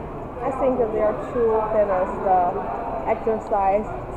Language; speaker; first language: English; non-native, learner; Chinese